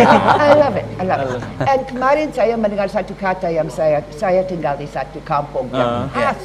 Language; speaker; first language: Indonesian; non-native, learner; English